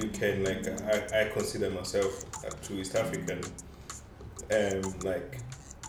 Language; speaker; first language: English; native; English